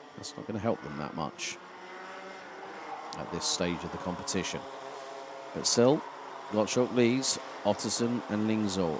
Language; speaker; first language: English; non-native, fluent; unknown